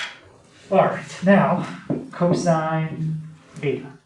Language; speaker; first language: English; native; English